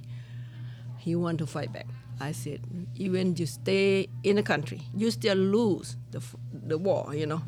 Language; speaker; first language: English; non-native, learner; Lao